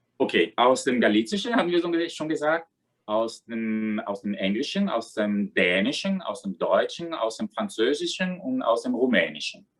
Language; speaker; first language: German; non-native, fluent; Spanish